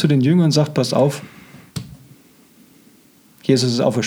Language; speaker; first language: German; native; German